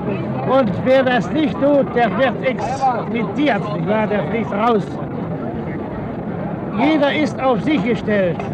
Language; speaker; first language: German; native; German